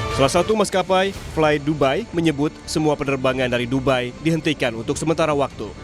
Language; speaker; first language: Indonesian; native; Indonesian